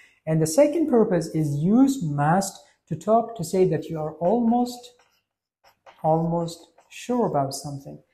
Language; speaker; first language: English; non-native, fluent; Persian